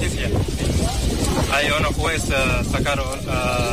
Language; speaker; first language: Spanish; non-native, learner; Arabic